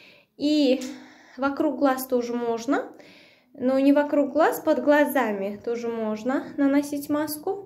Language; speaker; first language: Russian; non-native, local second language; Uzbek